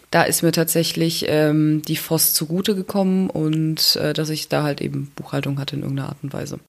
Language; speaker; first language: German; native; German